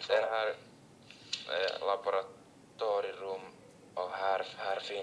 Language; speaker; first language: Swedish; non-native, local second language; Finnish